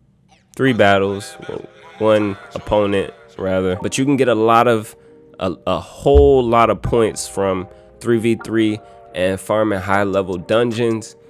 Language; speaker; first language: English; native; English